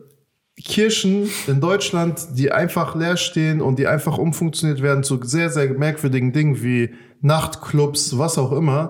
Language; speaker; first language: German; native; German